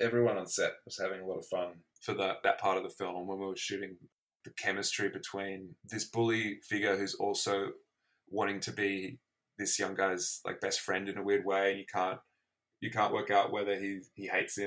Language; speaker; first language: English; native; English